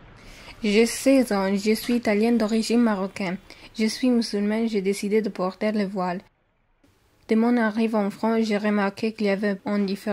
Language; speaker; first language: French; non-native, learner; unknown